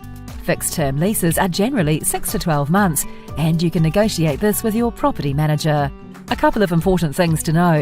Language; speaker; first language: English; native; English